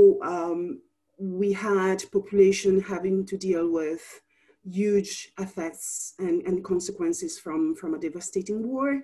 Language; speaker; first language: English; non-native, fluent; Italian